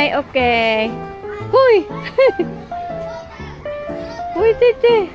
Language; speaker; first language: Japanese; non-native, learner; Filipino